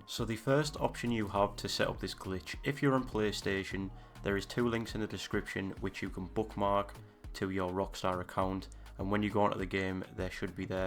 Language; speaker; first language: English; native; English